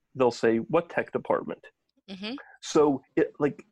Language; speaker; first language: English; native; English